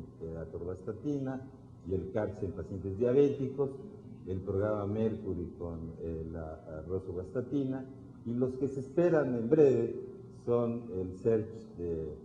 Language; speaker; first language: Spanish; native; Spanish